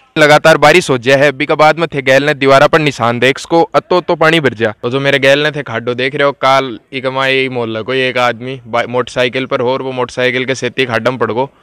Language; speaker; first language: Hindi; native; Hindi